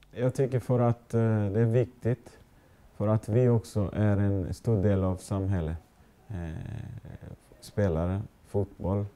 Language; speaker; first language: Swedish; non-native, fluent; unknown